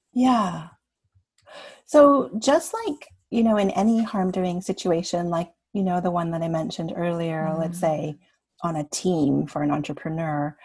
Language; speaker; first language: English; native; English